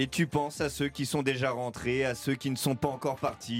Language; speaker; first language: French; native; French